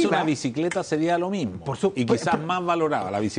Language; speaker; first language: Spanish; native; Spanish